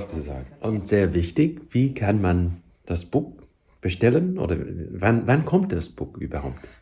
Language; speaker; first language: German; non-native, learner; English